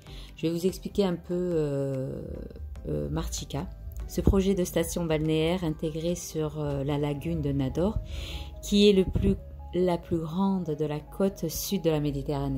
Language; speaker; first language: French; non-native, local second language; Arabic